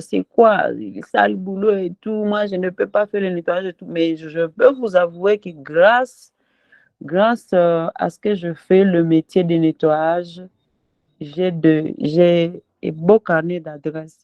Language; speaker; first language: French; non-native, local second language; Swahili